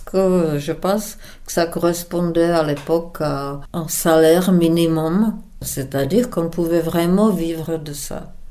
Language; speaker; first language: French; non-native, fluent; Czech